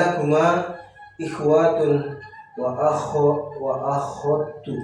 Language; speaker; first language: Arabic; non-native, learner; Indonesian